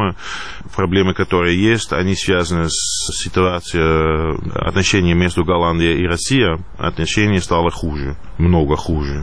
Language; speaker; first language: Russian; non-native, fluent; Dutch